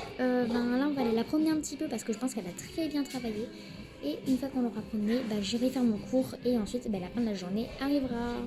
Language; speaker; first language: French; native; French